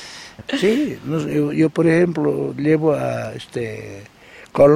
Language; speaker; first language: Spanish; non-native, local second language; Quechua